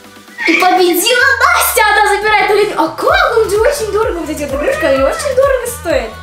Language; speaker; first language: Russian; native; Russian